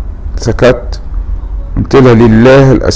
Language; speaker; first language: Arabic; native; Arabic